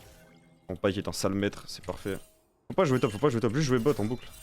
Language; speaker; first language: French; native; French